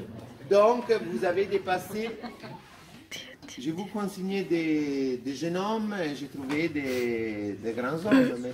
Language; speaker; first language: French; non-native, fluent; Italian